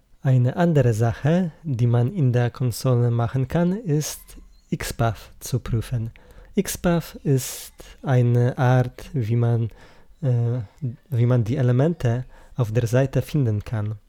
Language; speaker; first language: German; non-native, learner; Polish